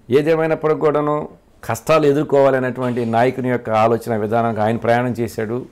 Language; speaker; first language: Telugu; native; Telugu